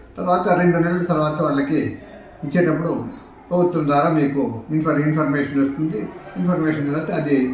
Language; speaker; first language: Telugu; native; Telugu